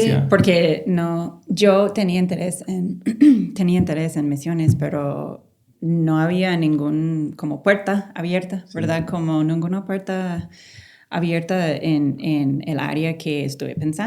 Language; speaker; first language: Spanish; non-native, fluent; English